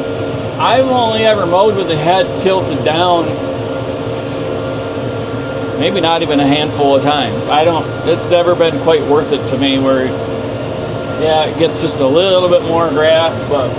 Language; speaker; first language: English; native; English